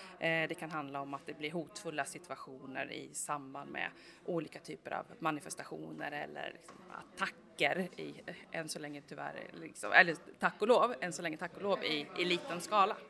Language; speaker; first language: Swedish; native; Swedish